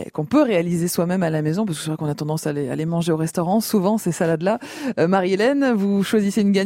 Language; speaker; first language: French; native; French